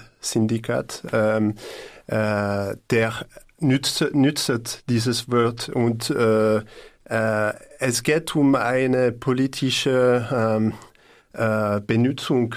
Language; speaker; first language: German; non-native, learner; French